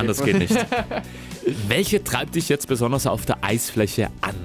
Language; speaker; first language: German; native; German